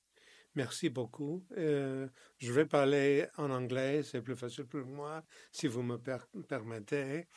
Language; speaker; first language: French; non-native, learner; English